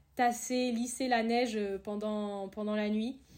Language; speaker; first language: French; native; French